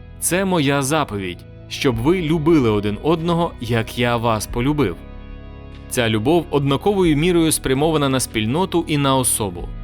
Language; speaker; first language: Ukrainian; native; Ukrainian